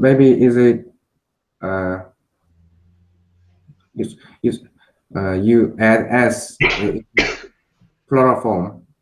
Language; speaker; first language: English; non-native, learner; Korean